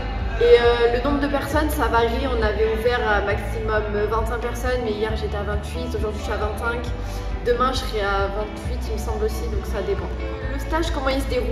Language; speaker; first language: French; native; French